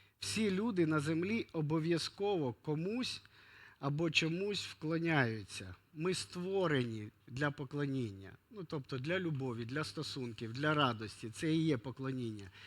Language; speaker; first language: Ukrainian; non-native, local second language; Russian